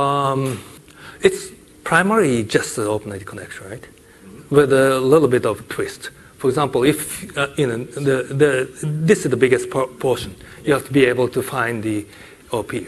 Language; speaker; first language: English; non-native, fluent; Japanese